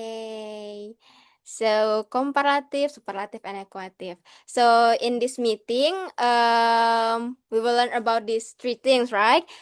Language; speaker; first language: English; non-native, learner; Indonesian